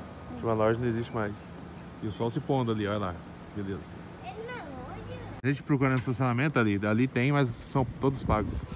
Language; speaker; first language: Portuguese; native; Portuguese